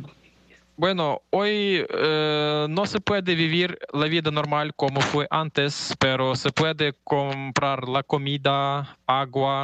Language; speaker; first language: Spanish; non-native, fluent; Ukrainian